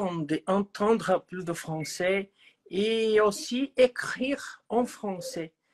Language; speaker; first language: French; non-native, learner; Portuguese